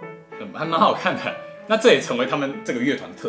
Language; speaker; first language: Chinese; native; Chinese